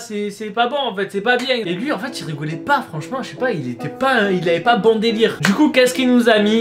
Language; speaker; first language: French; native; French